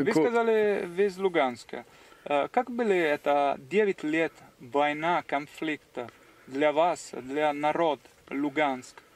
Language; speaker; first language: Russian; non-native, learner; English